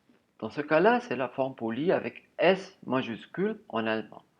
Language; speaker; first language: French; non-native, fluent; German